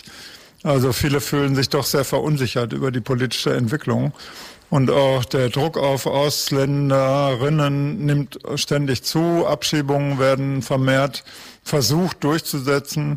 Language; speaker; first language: German; native; German